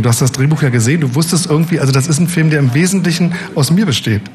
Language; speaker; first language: German; native; German